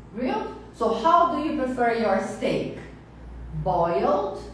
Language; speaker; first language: English; non-native, fluent; Portuguese